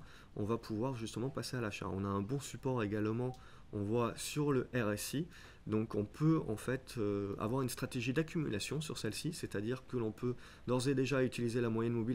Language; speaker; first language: French; native; French